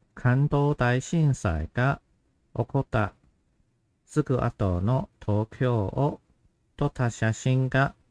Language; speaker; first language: Japanese; non-native, fluent; Chinese